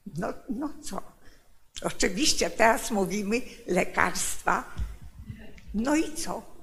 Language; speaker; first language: Polish; native; Polish